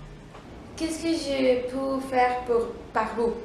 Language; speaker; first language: French; non-native, learner; Spanish